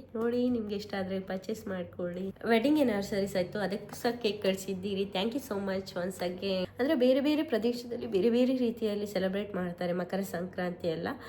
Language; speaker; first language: Kannada; non-native, local second language; Tulu